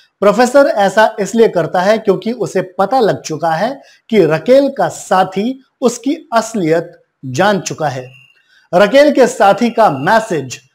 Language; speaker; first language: Hindi; native; Hindi